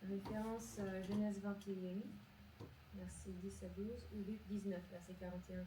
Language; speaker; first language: French; native; French